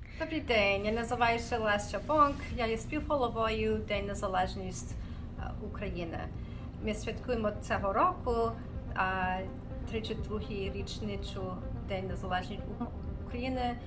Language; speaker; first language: Ukrainian; early bilingual, heritage; Ukrainian